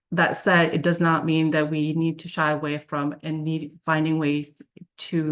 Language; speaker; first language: English; early bilingual, other home language; Korean